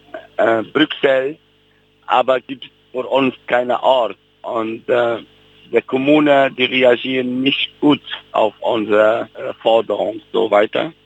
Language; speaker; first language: German; non-native, fluent; Arabic